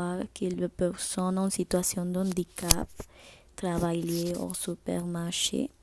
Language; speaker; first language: French; non-native, learner; Spanish